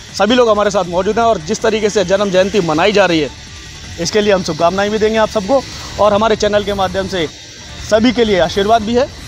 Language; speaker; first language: Hindi; native; Hindi